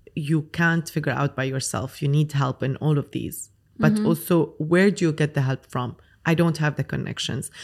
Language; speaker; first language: English; non-native, fluent; Arabic